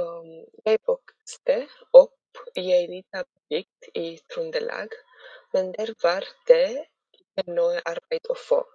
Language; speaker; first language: Norwegian; non-native, learner; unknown